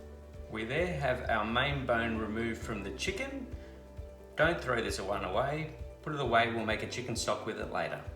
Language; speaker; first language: English; native; English